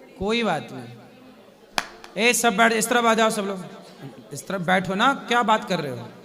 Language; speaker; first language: Hindi; native; Hindi